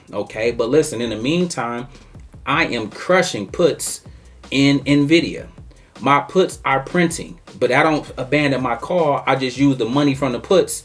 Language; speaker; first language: English; native; English